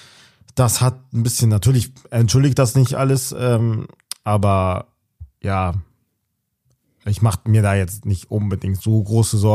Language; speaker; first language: German; native; German